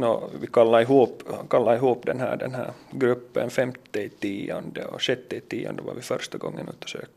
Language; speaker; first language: Swedish; native; Swedish